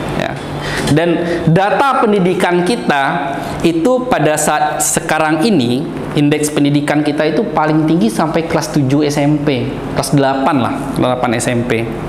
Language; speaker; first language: Indonesian; native; Indonesian